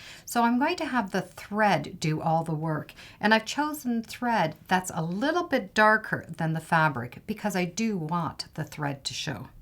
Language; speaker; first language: English; native; English